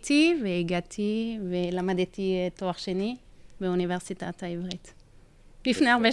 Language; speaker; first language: Hebrew; non-native, fluent; French